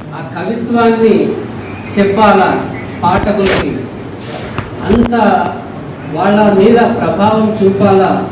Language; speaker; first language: Telugu; native; Telugu